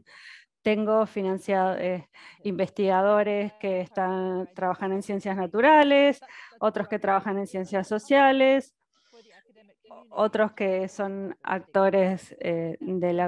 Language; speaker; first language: Spanish; native; Spanish